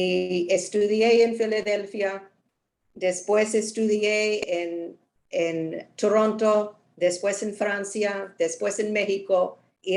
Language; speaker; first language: Spanish; non-native, learner; English